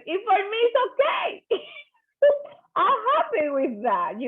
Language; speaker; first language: English; non-native, learner; Spanish